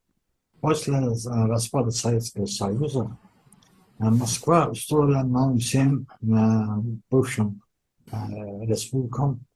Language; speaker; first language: Russian; non-native, fluent; Azerbaijani